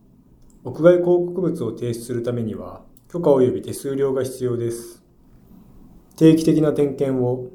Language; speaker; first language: Japanese; native; Japanese